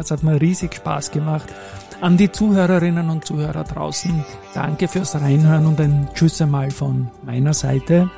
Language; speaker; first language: German; native; German